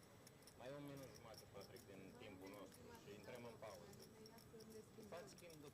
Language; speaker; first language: Romanian; native; Romanian